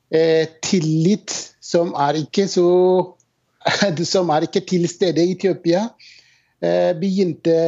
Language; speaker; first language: Norwegian; non-native, fluent; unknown